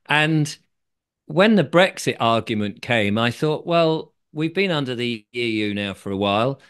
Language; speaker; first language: English; native; English